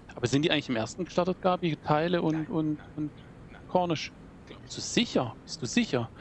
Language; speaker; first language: German; native; German